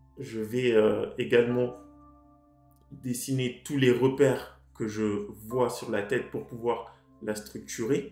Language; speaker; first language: French; native; French